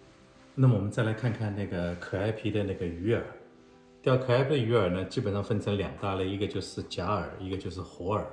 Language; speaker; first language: Chinese; native; Chinese